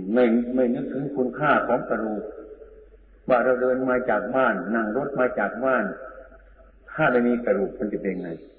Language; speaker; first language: Thai; non-native, local second language; Northeastern Thai